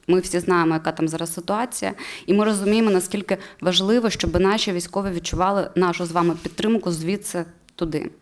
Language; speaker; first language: Ukrainian; native; Ukrainian